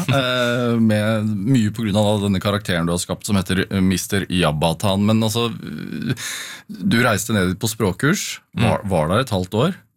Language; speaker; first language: Norwegian; native; Norwegian